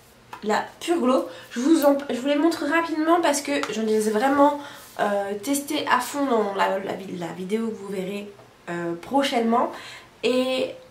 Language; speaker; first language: French; native; French